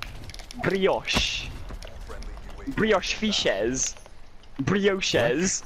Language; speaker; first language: French; non-native, learner; English